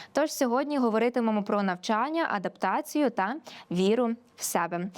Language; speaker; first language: Ukrainian; native; Ukrainian